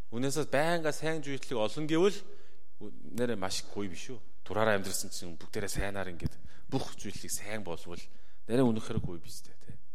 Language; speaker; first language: Mongolian; non-native, fluent; Korean